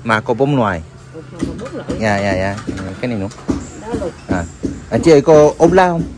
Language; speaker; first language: Vietnamese; non-native, learner; Korean